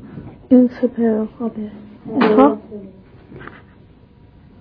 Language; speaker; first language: French; non-native, learner; English